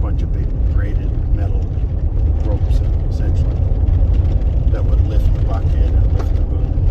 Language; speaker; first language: English; native; English